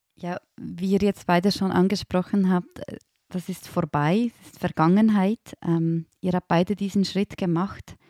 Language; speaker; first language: German; native; German